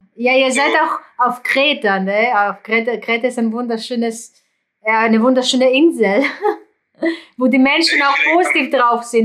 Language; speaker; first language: German; non-native, fluent; Greek